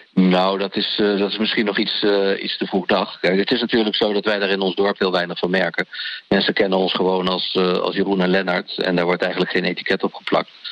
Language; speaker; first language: Dutch; native; Dutch